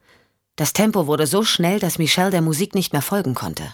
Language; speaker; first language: German; native; German